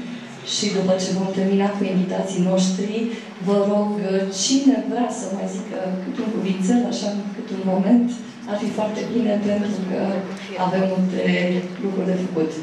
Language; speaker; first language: Romanian; native; Romanian